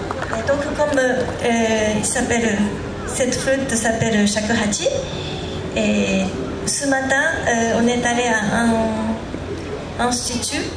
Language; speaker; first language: French; non-native, learner; Japanese